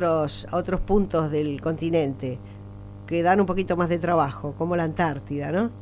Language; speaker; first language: Spanish; native; Spanish